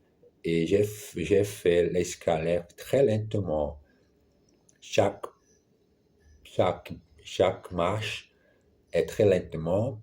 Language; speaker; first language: French; non-native, learner; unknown